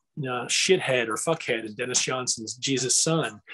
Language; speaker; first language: English; native; English